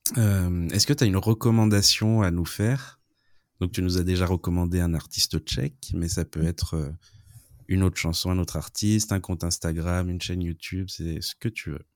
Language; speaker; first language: French; native; French